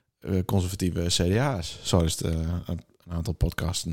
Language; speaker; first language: Dutch; native; Dutch